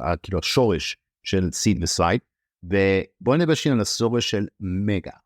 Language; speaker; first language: Hebrew; native; Hebrew